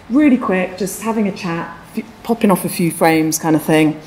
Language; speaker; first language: English; native; English